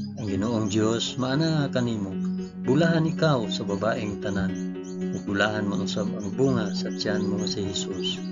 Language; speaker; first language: Cebuano; non-native, local second language; Hiligaynon